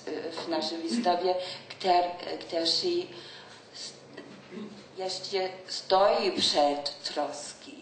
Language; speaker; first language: Czech; non-native, learner; German